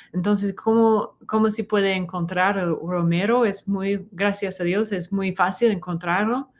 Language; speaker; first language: Spanish; non-native, learner; English